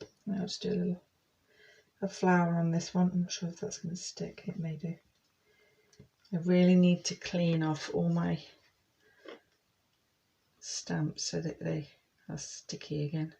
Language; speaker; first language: English; native; English